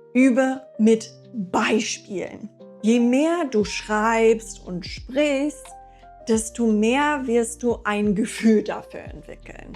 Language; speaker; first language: German; non-native, fluent; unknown